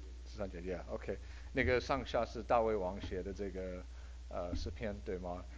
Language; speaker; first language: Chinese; early bilingual, heritage; Chinese